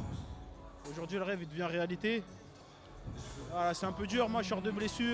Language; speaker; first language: French; native; French